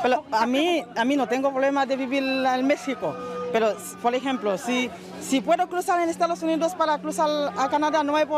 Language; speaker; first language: Spanish; non-native, learner; Haitian Creole